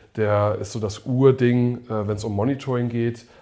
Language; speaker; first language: German; early bilingual, other home language; English